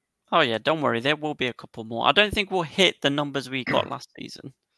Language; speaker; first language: English; native; English